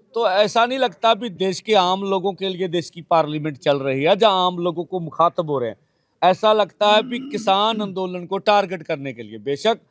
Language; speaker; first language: Hindi; non-native, local second language; Punjabi